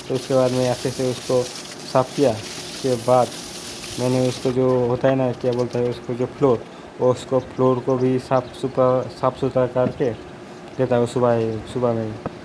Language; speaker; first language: Hindi; non-native, local second language; Bangla